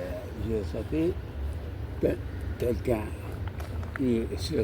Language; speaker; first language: French; non-native, learner; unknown